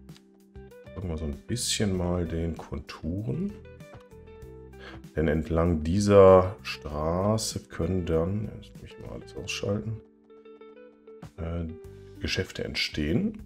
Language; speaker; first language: German; native; German